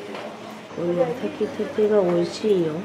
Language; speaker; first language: Japanese; native; Japanese